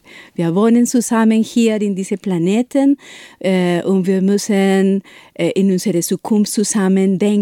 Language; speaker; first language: German; non-native, learner; Spanish